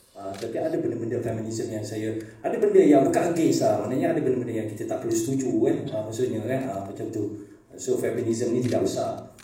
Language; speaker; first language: Malay; native; Malay